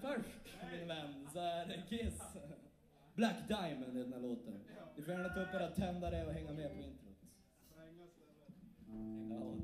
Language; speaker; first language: Swedish; native; Swedish